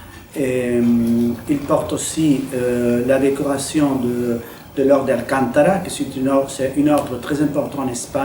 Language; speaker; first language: French; non-native, fluent; Spanish